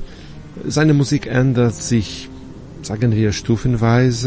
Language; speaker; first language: German; non-native, fluent; Polish